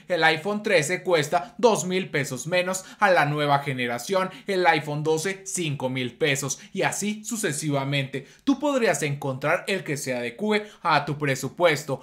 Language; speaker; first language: Spanish; native; Spanish